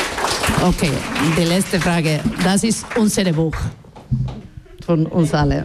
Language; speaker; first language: German; non-native, learner; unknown